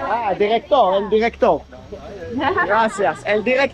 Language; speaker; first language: Spanish; non-native, learner; English